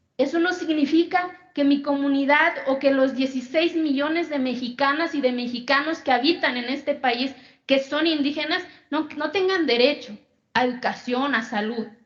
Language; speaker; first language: Spanish; non-native, local second language; Zapotec